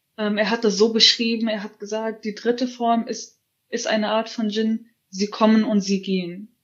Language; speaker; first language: German; early bilingual, other home language; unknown